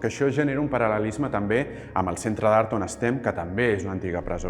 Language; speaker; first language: Catalan; native; Catalan